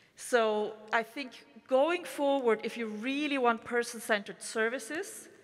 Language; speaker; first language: Spanish; non-native, learner; German